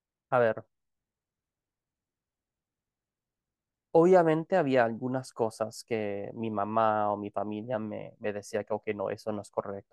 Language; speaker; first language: Spanish; non-native, fluent; Gujarati